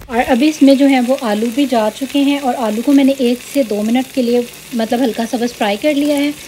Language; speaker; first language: Urdu; native; Urdu